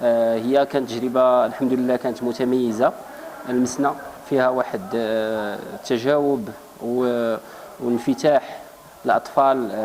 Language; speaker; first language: Arabic; native; Arabic